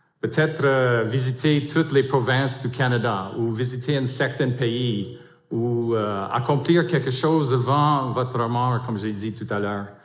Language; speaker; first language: French; non-native, fluent; English